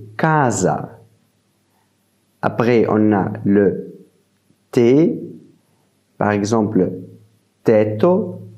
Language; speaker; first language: French; non-native, fluent; Portuguese